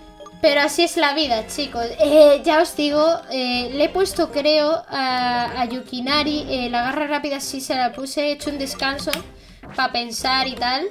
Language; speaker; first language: Spanish; native; Spanish